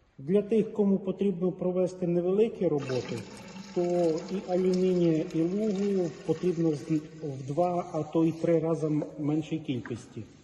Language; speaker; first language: Ukrainian; native; Ukrainian